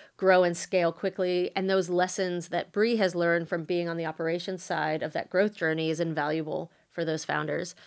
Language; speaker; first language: English; native; English